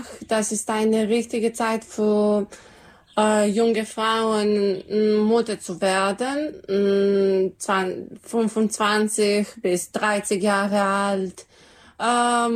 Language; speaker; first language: German; non-native, fluent; Serbian